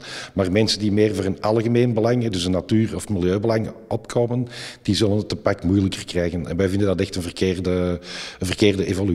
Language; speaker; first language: Dutch; native; Dutch